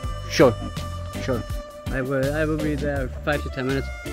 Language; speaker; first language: English; non-native, fluent; German